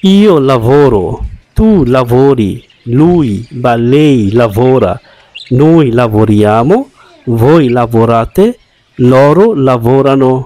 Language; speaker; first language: Italian; non-native, fluent; Bangla